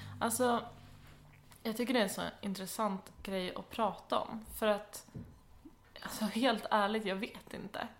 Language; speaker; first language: Swedish; native; Swedish